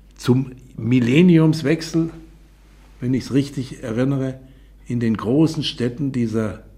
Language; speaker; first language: German; native; German